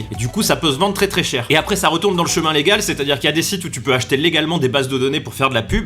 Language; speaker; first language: French; native; French